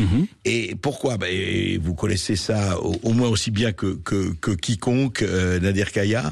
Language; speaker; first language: French; native; French